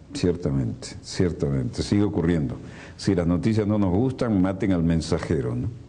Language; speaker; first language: Spanish; native; Spanish